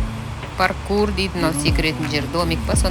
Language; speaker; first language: Kazakh; native; Kazakh